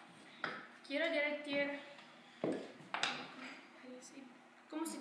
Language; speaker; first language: Spanish; non-native, learner; English